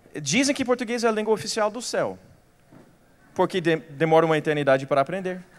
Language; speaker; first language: Portuguese; non-native, fluent; English